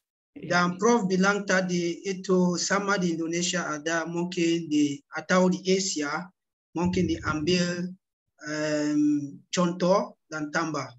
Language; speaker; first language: Indonesian; non-native, learner; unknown